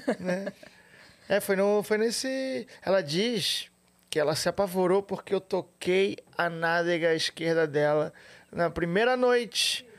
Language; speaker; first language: Portuguese; native; Portuguese